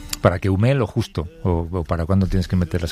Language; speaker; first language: Spanish; native; Spanish